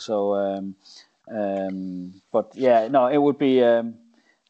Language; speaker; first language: English; non-native, fluent; Danish